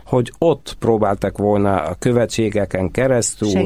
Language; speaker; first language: Hungarian; non-native, fluent; Arabic